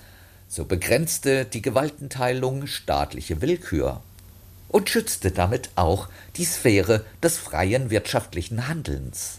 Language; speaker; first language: German; native; German